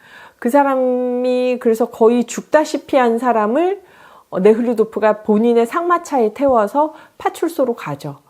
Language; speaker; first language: Korean; native; Korean